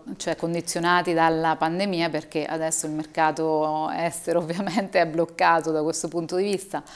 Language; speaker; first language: Italian; native; Italian